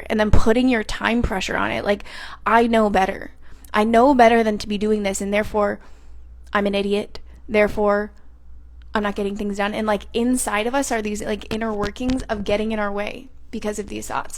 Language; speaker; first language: English; native; English